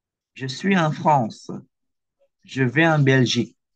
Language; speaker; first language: French; non-native, fluent; Indonesian